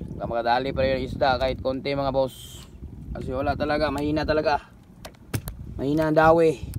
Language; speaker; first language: Filipino; non-native, local second language; Cebuano